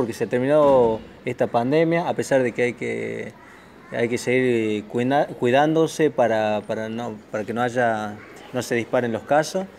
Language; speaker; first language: Spanish; native; Spanish